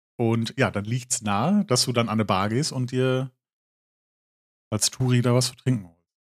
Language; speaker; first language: German; native; German